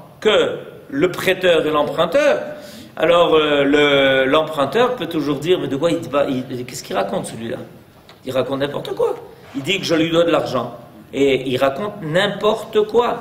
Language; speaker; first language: French; native; French